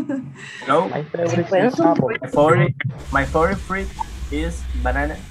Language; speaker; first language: English; non-native, learner; Spanish